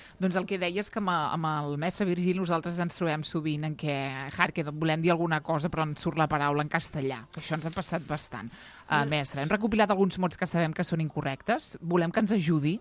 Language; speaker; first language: Catalan; native; Catalan